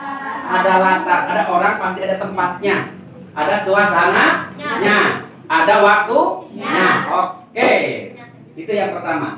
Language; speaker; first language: Indonesian; native; Indonesian